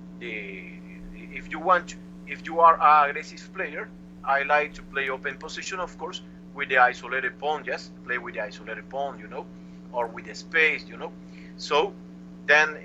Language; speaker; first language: English; non-native, learner; Spanish